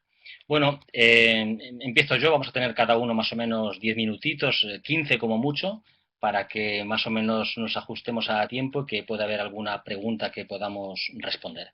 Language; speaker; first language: Spanish; native; Spanish